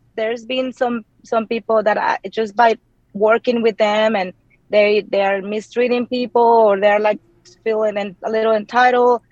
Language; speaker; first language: English; non-native, fluent; Spanish